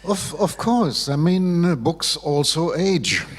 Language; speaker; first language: English; non-native, fluent; German